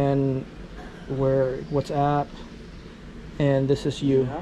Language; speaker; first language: English; early bilingual, other home language; Vietnamese